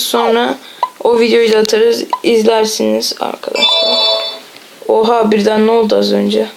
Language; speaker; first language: Turkish; native; Turkish